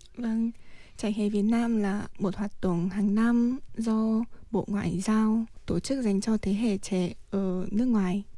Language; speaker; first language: Vietnamese; early bilingual, heritage; Vietnamese